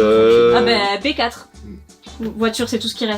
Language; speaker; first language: French; native; French